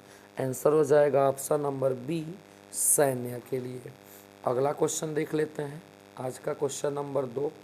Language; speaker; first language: Hindi; native; Hindi